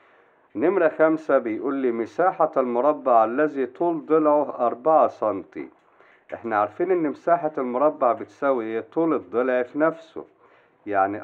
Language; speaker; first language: Arabic; native; Arabic